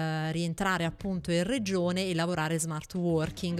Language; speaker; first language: Italian; native; Italian